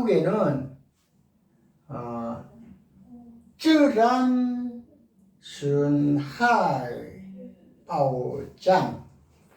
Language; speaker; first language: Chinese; non-native, learner; Korean